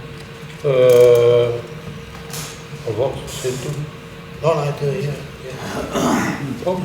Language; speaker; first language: Danish; native; Danish